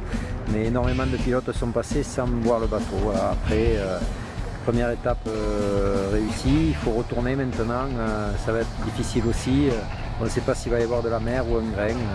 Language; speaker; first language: French; native; French